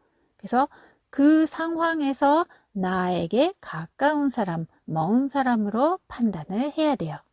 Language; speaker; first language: Korean; non-native, fluent; Japanese